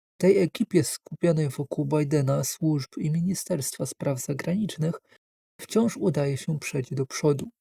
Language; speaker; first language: Polish; native; Polish